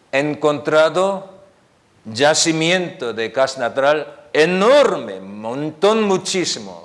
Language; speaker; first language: Spanish; non-native, learner; Korean